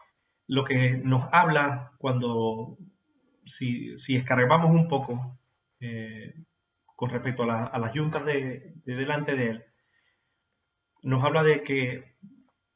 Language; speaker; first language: Spanish; native; Spanish